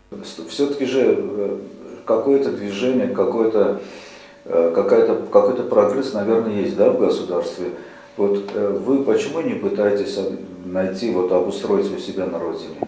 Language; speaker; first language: Russian; native; Russian